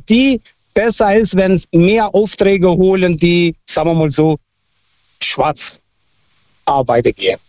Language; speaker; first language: German; non-native, fluent; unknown